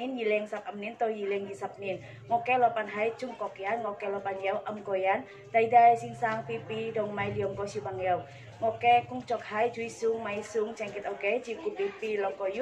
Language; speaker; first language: Cantonese; non-native, learner; Indonesian